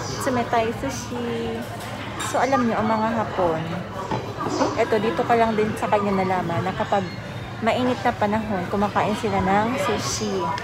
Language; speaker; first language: Filipino; native; Filipino